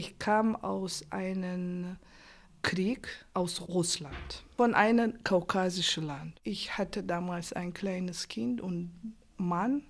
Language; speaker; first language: German; non-native, fluent; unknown